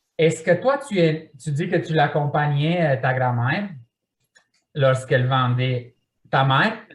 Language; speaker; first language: French; non-native, fluent; Romanian